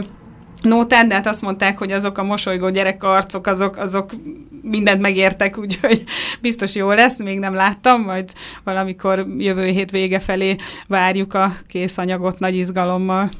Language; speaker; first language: Hungarian; native; Hungarian